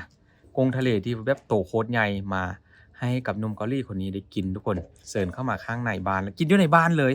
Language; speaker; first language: Thai; non-native, local second language; Northeastern Thai